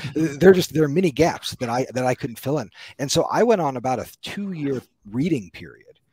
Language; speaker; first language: English; native; English